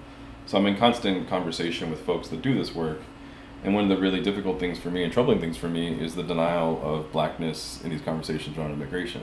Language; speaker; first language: English; early bilingual, other home language; Spanish